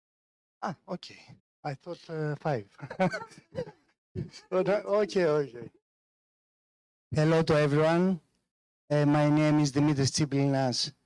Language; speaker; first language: English; non-native, fluent; Greek